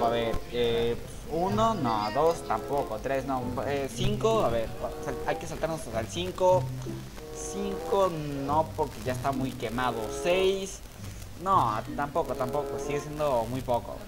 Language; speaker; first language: Spanish; native; Spanish